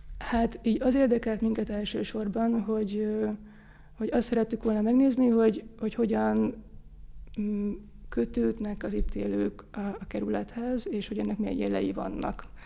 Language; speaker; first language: Hungarian; native; Hungarian